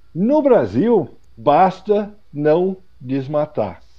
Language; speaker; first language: Portuguese; non-native, fluent; English